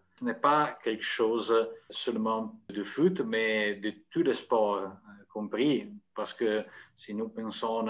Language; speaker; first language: French; non-native, fluent; Italian